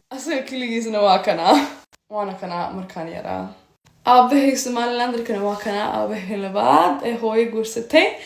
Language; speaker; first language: Somali; early bilingual, heritage; Somali